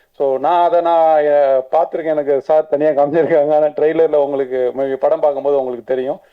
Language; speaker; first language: Tamil; native; Tamil